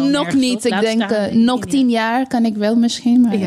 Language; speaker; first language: Dutch; non-native, learner; Bangla